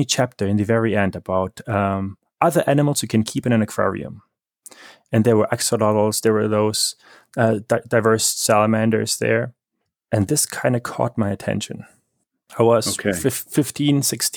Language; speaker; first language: English; non-native, fluent; German